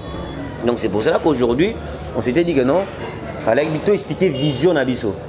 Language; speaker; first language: French; non-native, local second language; Lingala